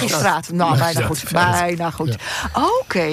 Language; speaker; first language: Dutch; native; Dutch